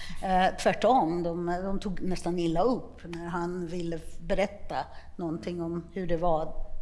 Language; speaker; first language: Swedish; non-native, fluent; Polish